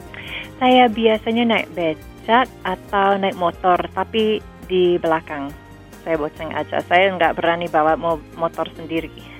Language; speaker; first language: Indonesian; non-native, fluent; English